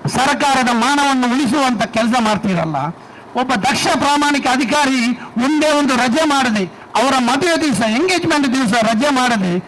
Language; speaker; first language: Kannada; non-native, local second language; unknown